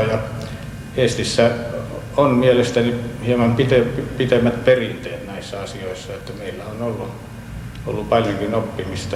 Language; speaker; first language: Finnish; native; Finnish